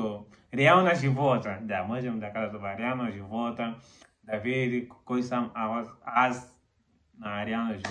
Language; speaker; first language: Bulgarian; non-native, learner; Portuguese